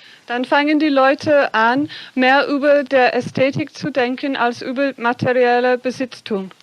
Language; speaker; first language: German; non-native, fluent; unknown